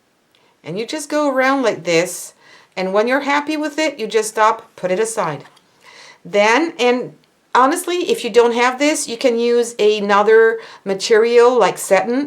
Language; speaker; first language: English; non-native, fluent; French